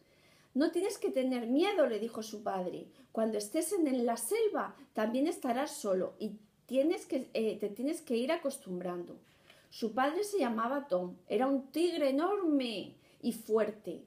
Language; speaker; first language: Spanish; native; Spanish